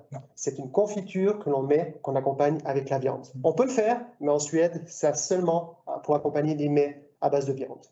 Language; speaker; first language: French; native; French